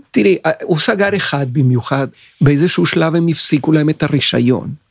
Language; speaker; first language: Hebrew; non-native, fluent; Spanish